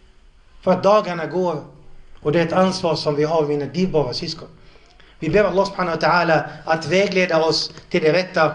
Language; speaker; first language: Swedish; non-native, local second language; Arabic